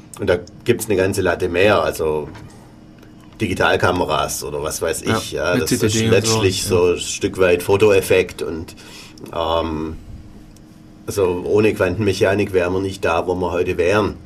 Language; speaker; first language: German; native; German